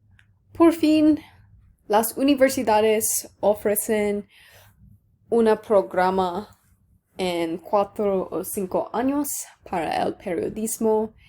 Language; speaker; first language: Spanish; non-native, learner; English